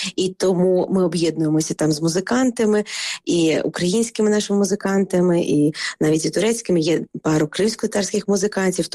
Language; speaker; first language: Ukrainian; non-native, local second language; Crimean Tatar